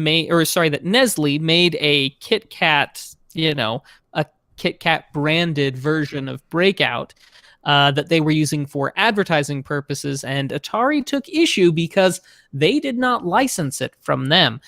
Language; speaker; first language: English; native; English